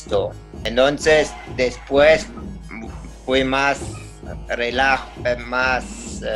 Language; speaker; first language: Spanish; non-native, learner; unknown